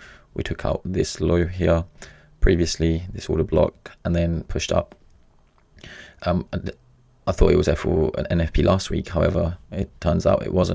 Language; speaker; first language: English; native; English